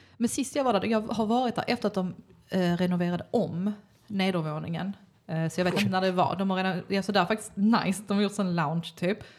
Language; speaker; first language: Swedish; native; Swedish